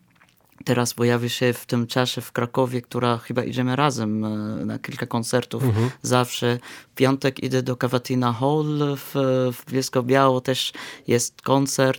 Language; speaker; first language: Polish; non-native, fluent; Arabic